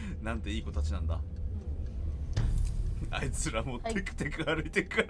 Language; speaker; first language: Japanese; native; Japanese